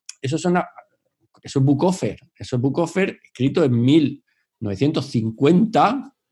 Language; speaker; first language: Spanish; native; Spanish